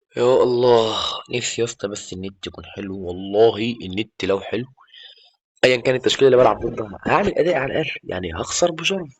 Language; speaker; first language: Arabic; native; Arabic